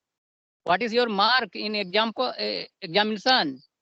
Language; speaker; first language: English; non-native, learner; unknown